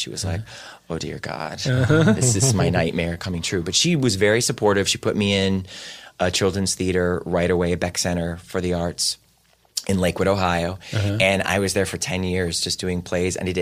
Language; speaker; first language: English; native; English